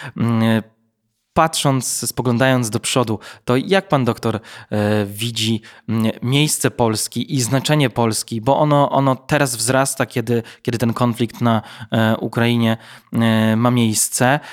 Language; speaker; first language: Polish; native; Polish